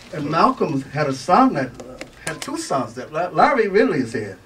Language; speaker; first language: English; native; English